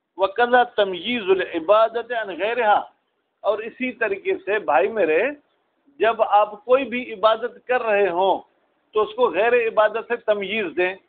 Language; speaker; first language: Urdu; non-native, local second language; Sindhi